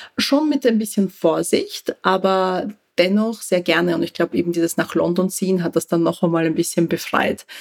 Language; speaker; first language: German; early bilingual, other home language; Russian